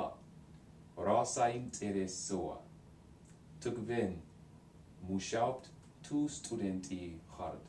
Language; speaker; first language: Georgian; non-native, learner; English